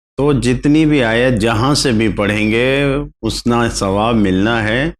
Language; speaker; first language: Urdu; native; Urdu